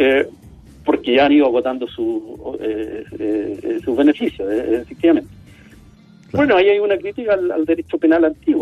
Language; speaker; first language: Spanish; native; Spanish